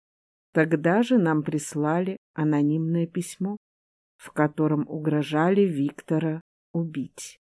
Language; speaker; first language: Russian; native; Russian